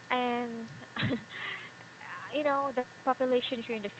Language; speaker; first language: English; non-native, fluent; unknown